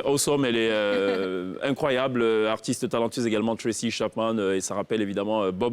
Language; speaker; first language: French; native; French